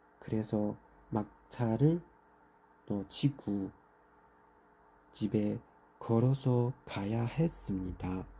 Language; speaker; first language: Korean; non-native, learner; Chinese